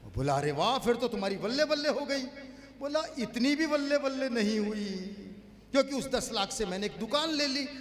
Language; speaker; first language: Hindi; native; Hindi